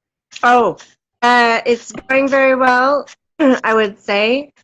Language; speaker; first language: English; native; English